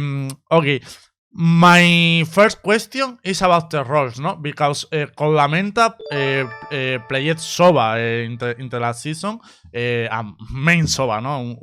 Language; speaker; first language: English; non-native, learner; Spanish